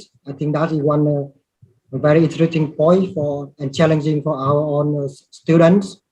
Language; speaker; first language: English; non-native, learner; Vietnamese